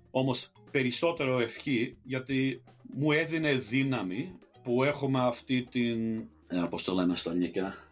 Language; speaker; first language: Greek; early bilingual, heritage; Greek